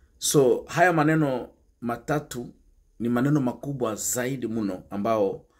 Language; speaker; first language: Swahili; non-native, local second language; Nande